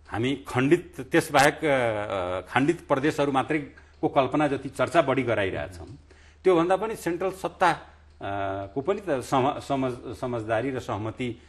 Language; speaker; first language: Nepali; non-native, local second language; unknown